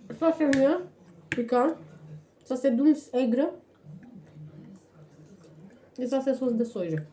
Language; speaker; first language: French; non-native, learner; Romanian